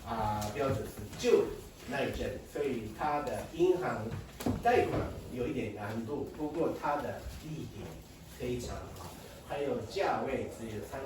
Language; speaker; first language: Chinese; non-native, fluent; Japanese